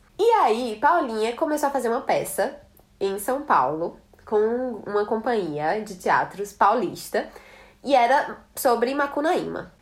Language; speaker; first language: Portuguese; native; Portuguese